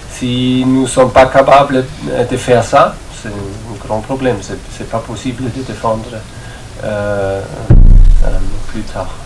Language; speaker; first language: French; non-native, fluent; German